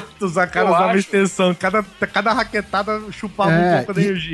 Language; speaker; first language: Portuguese; native; Portuguese